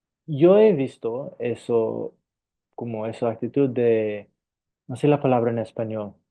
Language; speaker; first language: Spanish; non-native, fluent; English